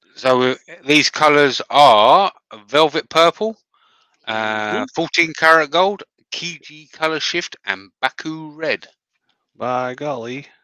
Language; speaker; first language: English; native; English